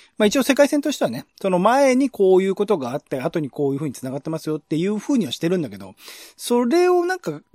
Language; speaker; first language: Japanese; native; Japanese